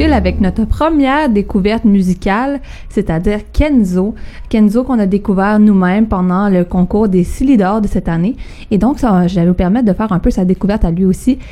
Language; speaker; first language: French; native; French